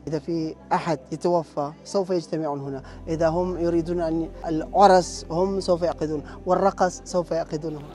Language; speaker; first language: Arabic; non-native, fluent; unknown